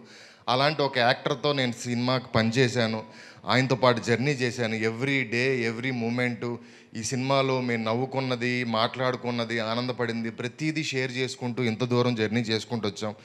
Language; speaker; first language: Telugu; native; Telugu